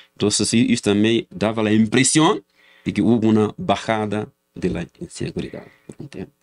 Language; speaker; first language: Spanish; non-native, learner; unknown